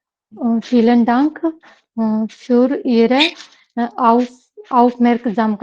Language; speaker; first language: German; non-native, learner; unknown